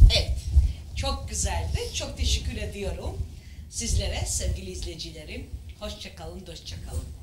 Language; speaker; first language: Turkish; non-native, fluent; Georgian